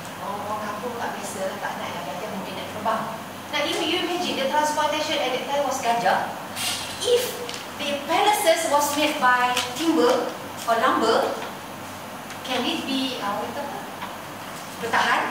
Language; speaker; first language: English; non-native, local second language; Malay